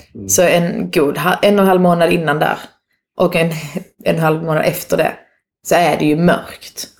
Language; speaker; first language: Swedish; native; Swedish